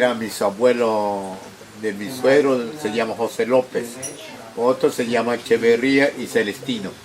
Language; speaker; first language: Spanish; non-native, local second language; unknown